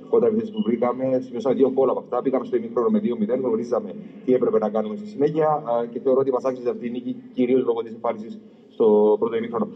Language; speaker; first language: Greek; native; Greek